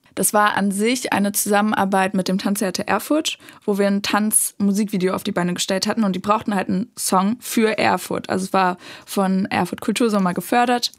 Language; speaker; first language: German; native; German